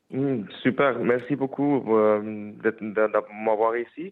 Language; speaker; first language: French; non-native, fluent; Spanish